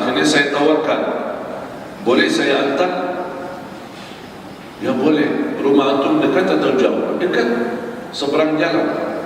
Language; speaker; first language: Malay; non-native, fluent; Arabic